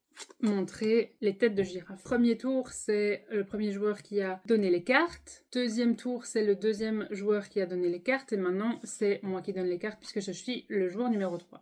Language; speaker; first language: French; native; French